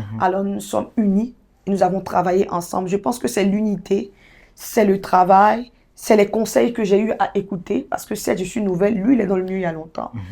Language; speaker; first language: French; native; French